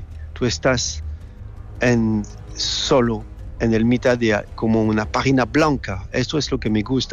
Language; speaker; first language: Spanish; non-native, learner; French